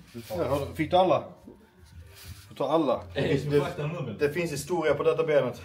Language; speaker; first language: Swedish; native; Swedish